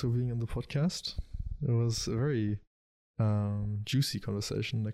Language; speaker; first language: English; early bilingual, other home language; German